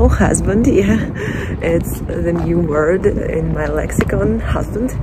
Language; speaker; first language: English; non-native, learner; Russian